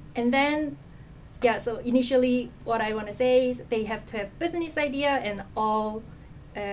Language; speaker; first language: English; non-native, fluent; Korean